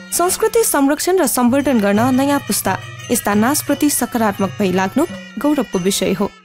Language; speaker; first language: Nepali; non-native, local second language; Newari